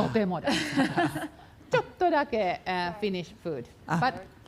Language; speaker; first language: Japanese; non-native, learner; Finnish